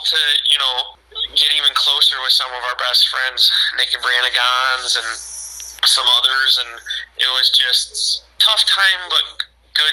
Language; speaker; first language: English; native; English